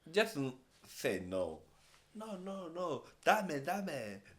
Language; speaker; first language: English; non-native, learner; Japanese